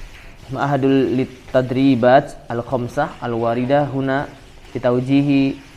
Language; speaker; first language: Arabic; non-native, fluent; Indonesian